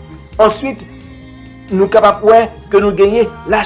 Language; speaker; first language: Haitian Creole; native; Haitian Creole